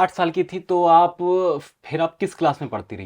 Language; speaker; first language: Hindi; native; Hindi